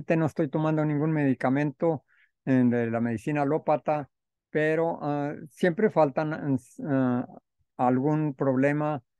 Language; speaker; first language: Spanish; native; Spanish